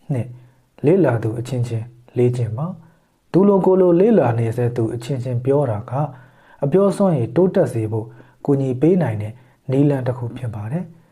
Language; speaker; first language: Burmese; native; Burmese